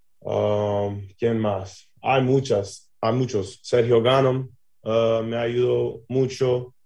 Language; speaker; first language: Spanish; early bilingual, heritage; English